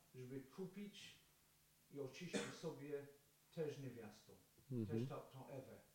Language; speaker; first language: Polish; non-native, fluent; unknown